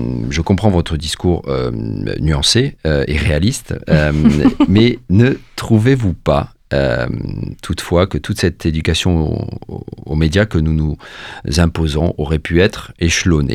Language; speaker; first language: French; native; French